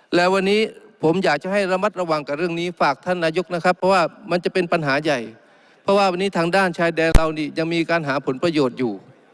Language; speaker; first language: Thai; non-native, local second language; Malay